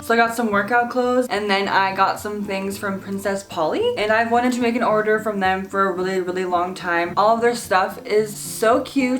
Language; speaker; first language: English; native; English